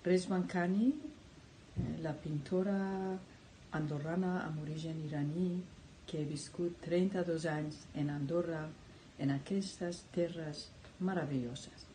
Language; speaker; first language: Catalan; non-native, fluent; Persian